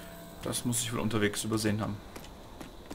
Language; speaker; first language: German; native; German